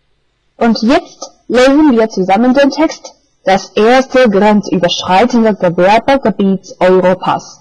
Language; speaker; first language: German; non-native, fluent; Chinese